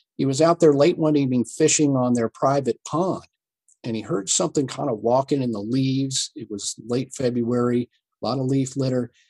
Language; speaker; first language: English; native; English